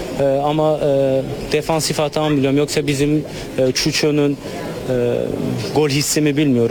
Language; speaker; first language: Turkish; native; Turkish